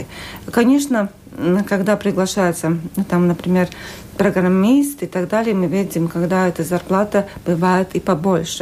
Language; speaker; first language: Russian; non-native, local second language; Latvian